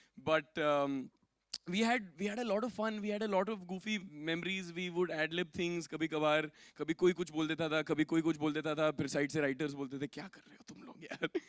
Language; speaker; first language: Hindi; native; Hindi